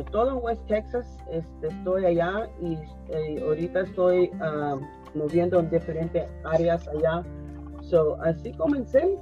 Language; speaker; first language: Spanish; early bilingual, heritage; Spanish